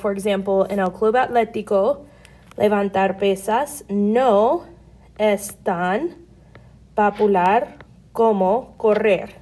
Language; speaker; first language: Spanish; non-native, fluent; English